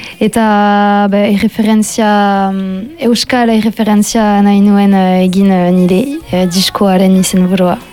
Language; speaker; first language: Basque; non-native, local second language; French